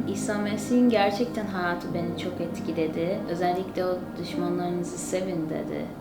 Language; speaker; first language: Turkish; early bilingual, other home language; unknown